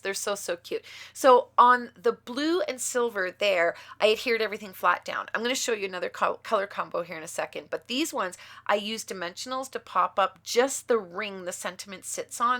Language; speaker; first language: English; native; English